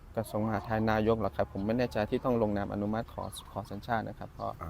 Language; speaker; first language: Thai; non-native, local second language; S'gaw Karen